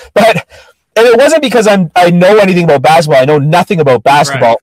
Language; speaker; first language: English; native; English